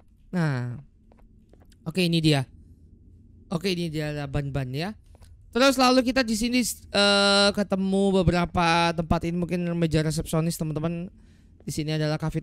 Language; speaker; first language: Indonesian; native; Indonesian